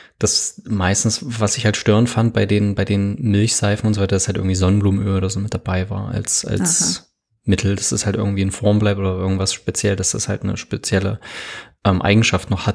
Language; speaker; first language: German; native; German